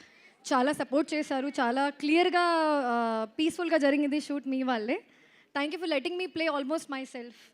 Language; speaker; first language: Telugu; non-native, fluent; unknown